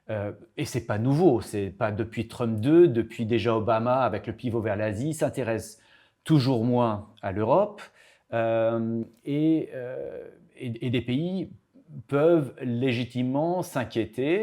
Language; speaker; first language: French; native; French